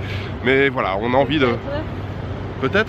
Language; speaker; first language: French; native; French